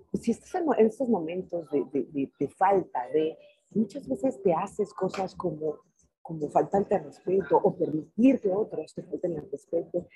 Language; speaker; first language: Spanish; native; Spanish